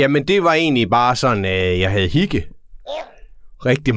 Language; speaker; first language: Danish; native; Danish